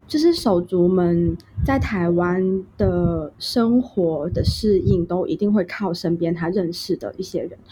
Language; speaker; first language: Chinese; non-native, local second language; Cantonese